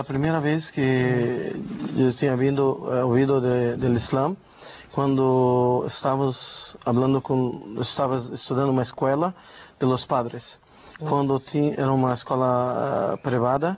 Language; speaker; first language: Spanish; non-native, learner; Portuguese